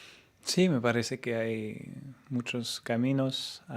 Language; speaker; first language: Spanish; non-native, fluent; French